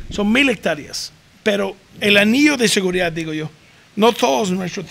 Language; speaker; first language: Spanish; non-native, fluent; English